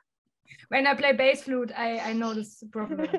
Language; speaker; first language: English; non-native, fluent; German